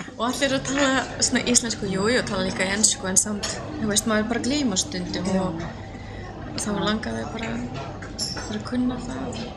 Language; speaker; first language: Icelandic; non-native, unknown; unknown